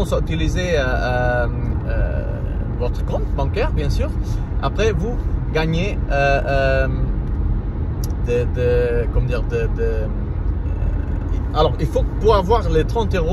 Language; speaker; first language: French; non-native, learner; Portuguese